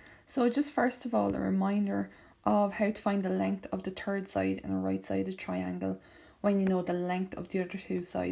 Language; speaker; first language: English; native; English